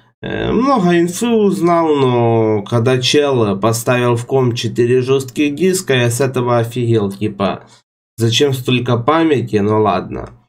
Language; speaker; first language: Russian; native; Russian